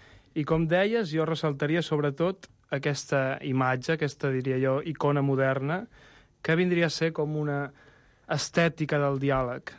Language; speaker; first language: Catalan; native; Catalan